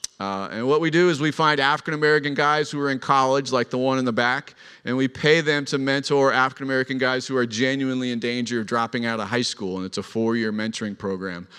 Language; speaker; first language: English; native; English